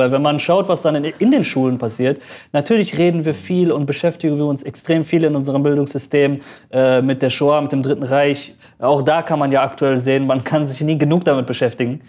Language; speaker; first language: German; early bilingual, other home language; Persian